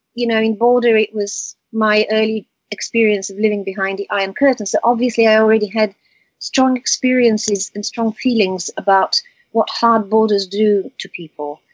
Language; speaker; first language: English; early bilingual, other home language; Bulgarian